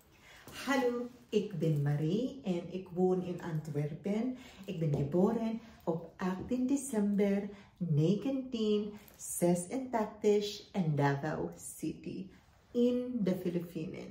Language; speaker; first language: Dutch; non-native, learner; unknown